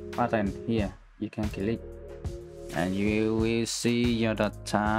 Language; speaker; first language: English; non-native, learner; Vietnamese